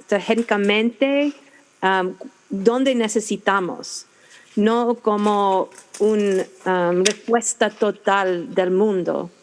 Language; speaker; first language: Spanish; non-native, fluent; English